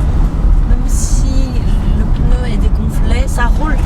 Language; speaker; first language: French; non-native, learner; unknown